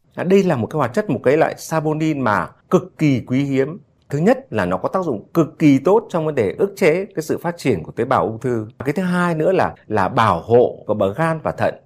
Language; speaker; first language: Vietnamese; native; Vietnamese